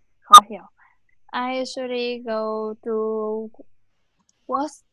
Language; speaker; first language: English; non-native, learner; Vietnamese